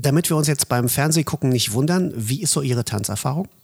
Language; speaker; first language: German; native; German